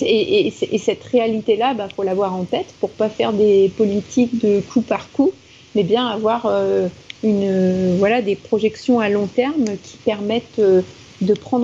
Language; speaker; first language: French; native; French